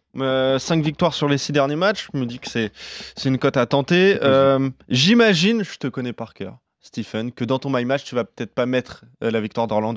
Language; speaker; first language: French; native; French